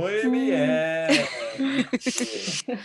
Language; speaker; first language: Spanish; non-native, learner; English